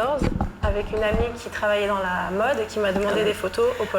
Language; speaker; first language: French; non-native, fluent; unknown